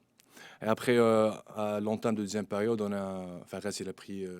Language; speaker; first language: French; non-native, local second language; Arabic